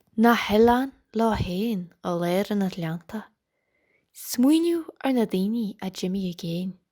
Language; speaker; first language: Irish; native; Irish